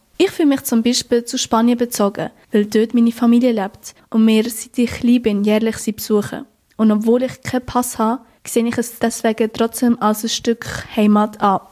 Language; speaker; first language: German; early bilingual, other home language; Spanish